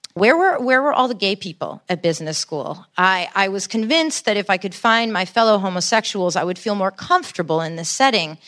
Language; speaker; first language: English; native; English